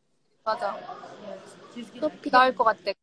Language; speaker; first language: Korean; non-native, fluent; Russian